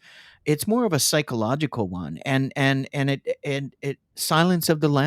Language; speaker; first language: English; native; English